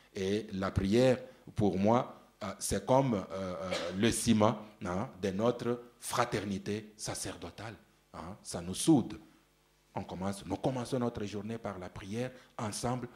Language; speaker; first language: French; non-native, local second language; Luba-Lulua